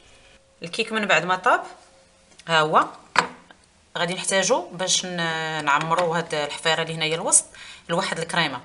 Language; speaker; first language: Arabic; native; Arabic